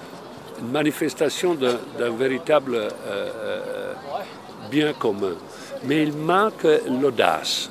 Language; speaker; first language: French; non-native, fluent; Italian